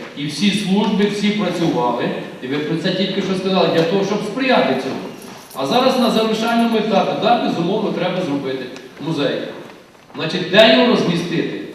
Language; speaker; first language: Ukrainian; native; Ukrainian